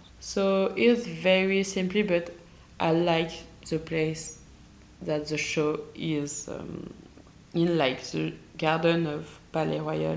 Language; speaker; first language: English; non-native, learner; French